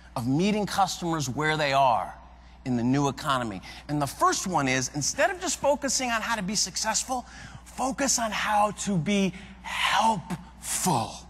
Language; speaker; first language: English; native; English